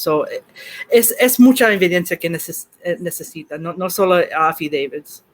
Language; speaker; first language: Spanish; early bilingual, heritage; Spanish